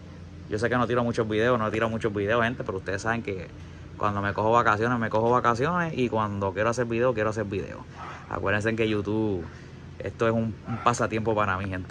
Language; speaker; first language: Spanish; native; Spanish